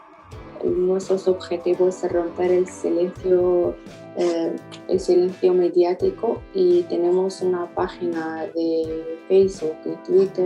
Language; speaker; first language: Spanish; non-native, fluent; Arabic